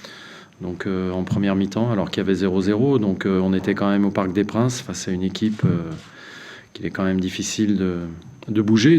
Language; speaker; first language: French; native; French